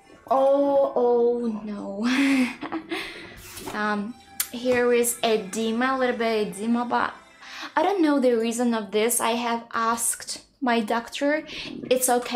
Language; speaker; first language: English; non-native, learner; Russian